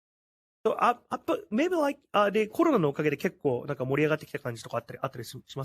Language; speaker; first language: Japanese; native; Japanese